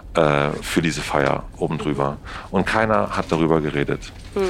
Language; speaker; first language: German; native; German